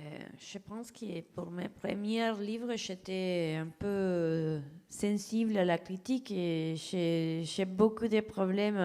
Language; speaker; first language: French; non-native, fluent; Spanish